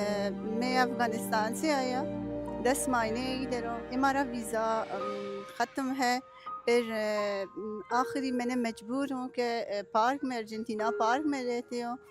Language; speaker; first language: Hindi; non-native, learner; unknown